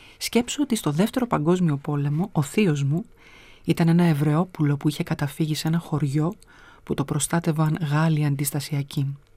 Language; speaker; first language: Greek; native; Greek